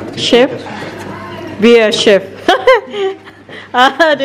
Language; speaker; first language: German; non-native, learner; Filipino